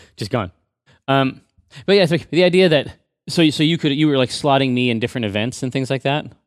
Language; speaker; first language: English; native; English